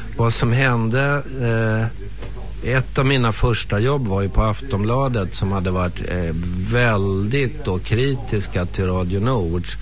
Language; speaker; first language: Swedish; native; Swedish